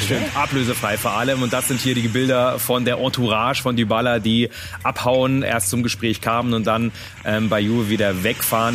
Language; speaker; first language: German; native; German